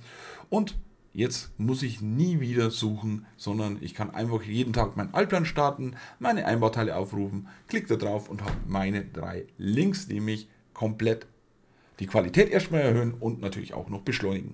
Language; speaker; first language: German; native; German